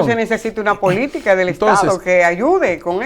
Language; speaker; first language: Spanish; native; Spanish